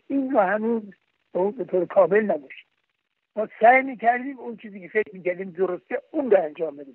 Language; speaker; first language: Persian; native; Persian